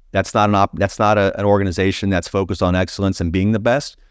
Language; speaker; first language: English; native; English